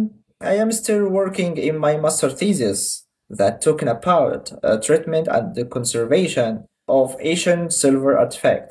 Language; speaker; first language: English; non-native, fluent; Arabic